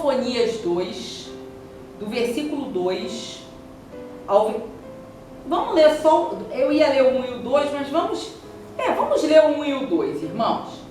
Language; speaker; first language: Portuguese; native; Portuguese